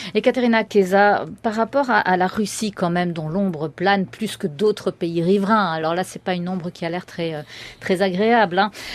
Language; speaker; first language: French; native; French